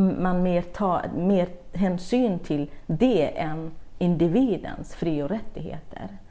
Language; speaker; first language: Swedish; non-native, fluent; Kurdish